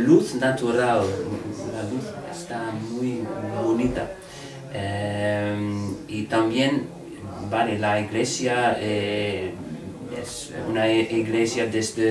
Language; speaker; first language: Spanish; non-native, fluent; Dutch